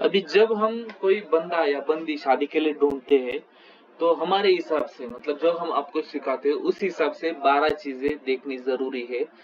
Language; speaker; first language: Hindi; non-native, local second language; Marathi